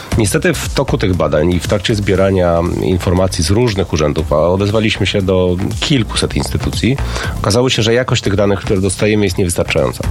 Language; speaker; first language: Polish; native; Polish